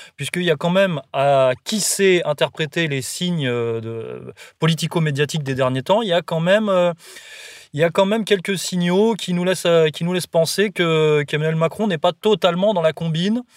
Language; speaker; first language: French; native; French